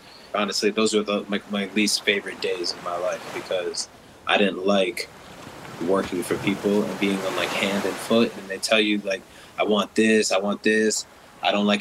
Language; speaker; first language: English; native; English